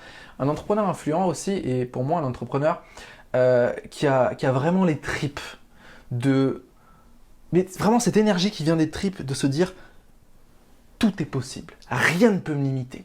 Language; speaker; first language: French; native; French